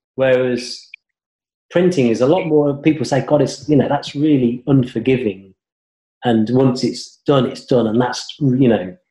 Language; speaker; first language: English; native; English